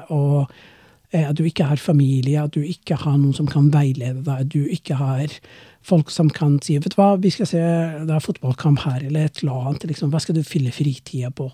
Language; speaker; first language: Norwegian; non-native, fluent; Somali